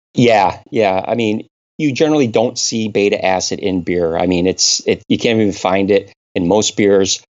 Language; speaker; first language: English; native; English